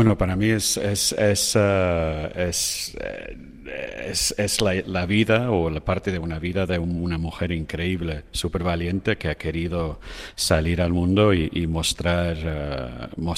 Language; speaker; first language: Spanish; non-native, fluent; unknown